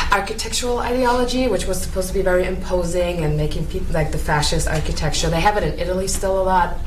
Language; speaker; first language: English; non-native, fluent; German